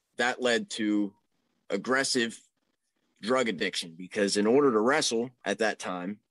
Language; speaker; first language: English; native; English